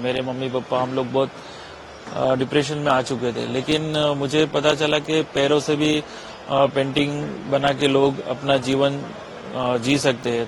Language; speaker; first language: Hindi; non-native, local second language; Gujarati